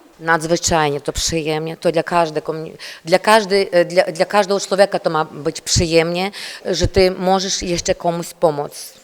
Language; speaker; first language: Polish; non-native, learner; Ukrainian